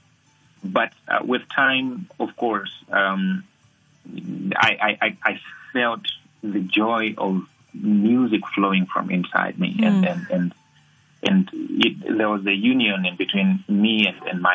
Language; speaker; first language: English; non-native, local second language; Nyanja